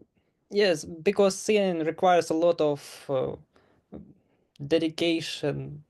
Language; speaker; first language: English; non-native, learner; Ukrainian